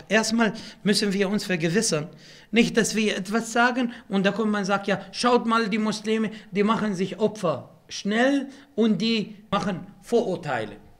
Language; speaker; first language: German; non-native, fluent; Arabic